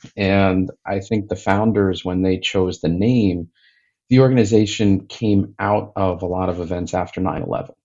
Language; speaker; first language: English; native; English